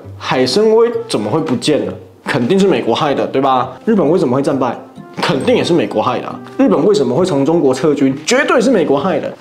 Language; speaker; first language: Chinese; native; Chinese